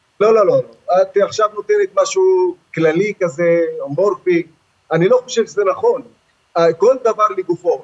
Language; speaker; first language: Hebrew; non-native, local second language; Arabic